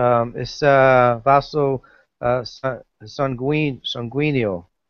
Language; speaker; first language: Spanish; non-native, learner; English